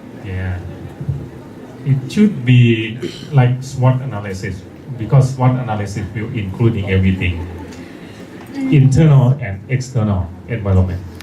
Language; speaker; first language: English; non-native, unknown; Thai